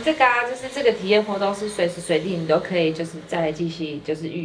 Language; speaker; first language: Chinese; native; Chinese